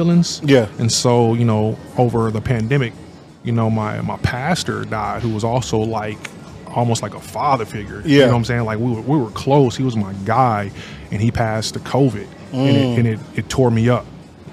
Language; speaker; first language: English; native; English